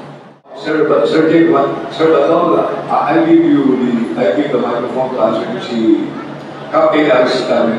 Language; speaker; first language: English; non-native, local second language; Bikol